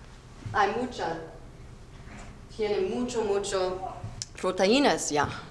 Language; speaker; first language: Spanish; non-native, learner; English